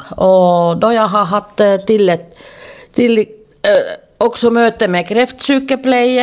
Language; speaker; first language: Swedish; non-native, local second language; Finnish